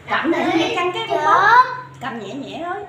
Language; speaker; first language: Vietnamese; native; Vietnamese